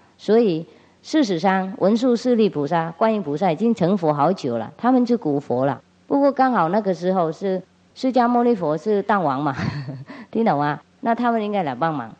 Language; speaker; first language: Chinese; non-native, fluent; Vietnamese